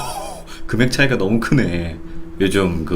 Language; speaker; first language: Korean; native; Korean